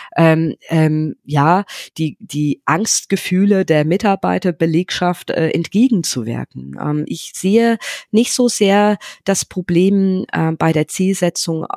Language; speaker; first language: German; non-native, fluent; English